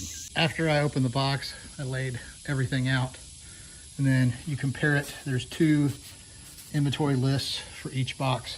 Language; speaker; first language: English; native; English